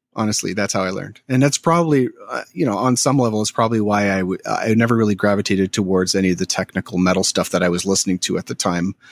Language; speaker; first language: English; native; English